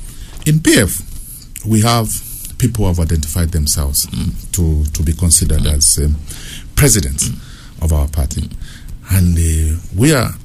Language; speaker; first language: English; non-native, local second language; Bemba